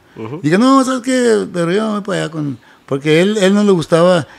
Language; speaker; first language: Spanish; native; Spanish